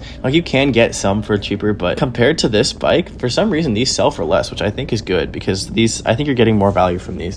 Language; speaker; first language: English; native; English